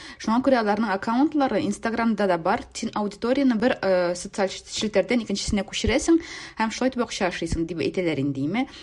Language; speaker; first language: Tatar; native; Tatar